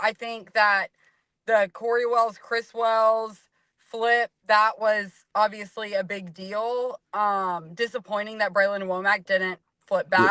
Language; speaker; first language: English; native; English